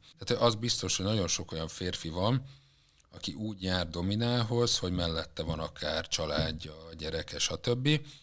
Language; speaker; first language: Hungarian; native; Hungarian